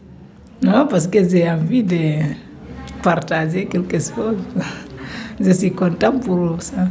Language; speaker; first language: French; non-native, learner; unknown